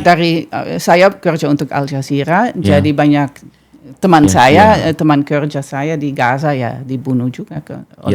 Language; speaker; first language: Indonesian; non-native, fluent; Dutch